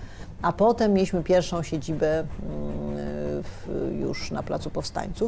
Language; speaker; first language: Polish; native; Polish